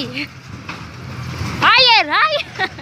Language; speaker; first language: Turkish; non-native, learner; Cebuano